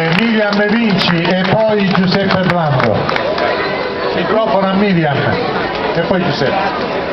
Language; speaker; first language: Italian; native; Italian